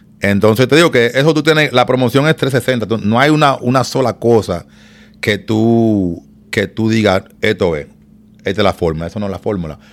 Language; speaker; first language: Spanish; native; Spanish